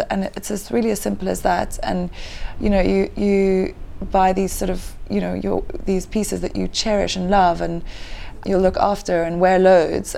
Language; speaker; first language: English; native; English